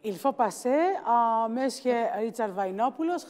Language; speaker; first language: French; non-native, learner; Greek